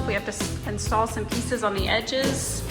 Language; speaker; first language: English; native; English